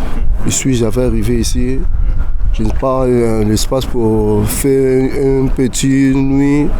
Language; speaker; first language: French; non-native, learner; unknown